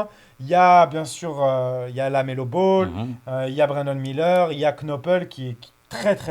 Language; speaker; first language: French; native; French